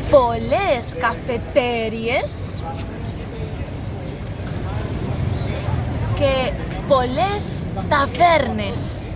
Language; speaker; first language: Greek; non-native, learner; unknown